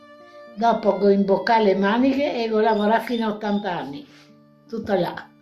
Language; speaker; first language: Italian; non-native, local second language; Venetian